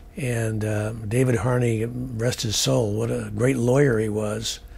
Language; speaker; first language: English; native; English